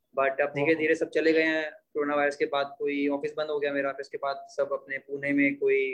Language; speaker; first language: Hindi; native; Hindi